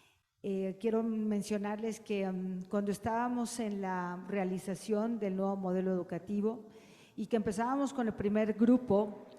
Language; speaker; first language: Spanish; native; Spanish